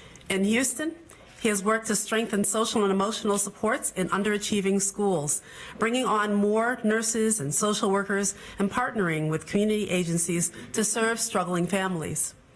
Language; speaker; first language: English; native; English